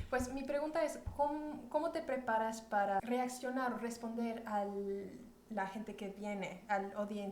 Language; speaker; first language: Spanish; early bilingual, heritage; Spanish